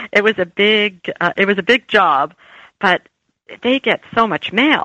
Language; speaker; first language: English; native; English